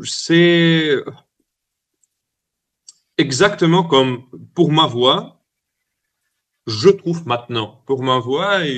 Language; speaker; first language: French; non-native, fluent; Russian